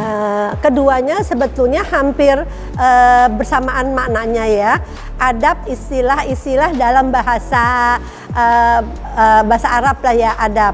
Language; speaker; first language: Indonesian; native; Indonesian